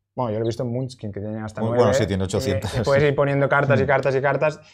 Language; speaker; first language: Spanish; native; Spanish